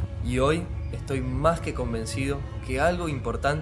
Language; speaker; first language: Spanish; native; Spanish